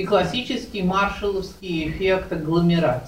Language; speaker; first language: Russian; native; Russian